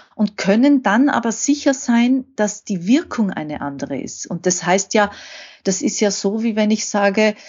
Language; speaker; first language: German; native; German